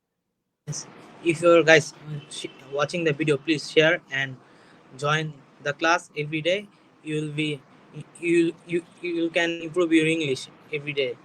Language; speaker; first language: English; non-native, learner; Bangla